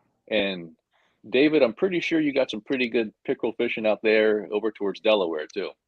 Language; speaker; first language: English; native; English